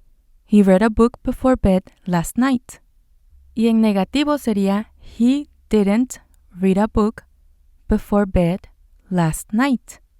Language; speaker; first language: English; non-native, fluent; Spanish